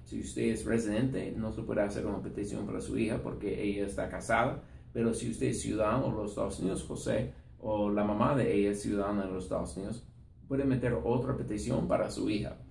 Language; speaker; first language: Spanish; non-native, fluent; English